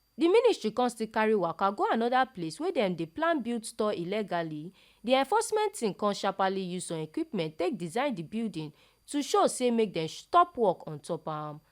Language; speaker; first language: Nigerian Pidgin; non-native, local second language; Yoruba